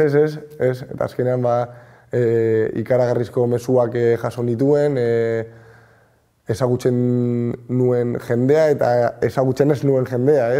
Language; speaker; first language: Basque; non-native, local second language; Spanish